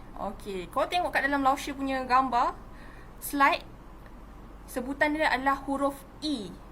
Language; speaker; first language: Malay; native; Malay